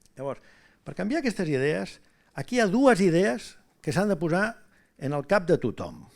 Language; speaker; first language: Catalan; native; Catalan